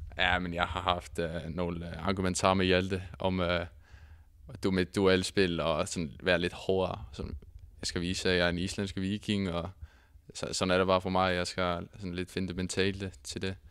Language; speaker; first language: Danish; non-native, fluent; Icelandic